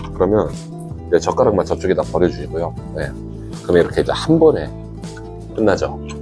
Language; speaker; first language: Korean; native; Korean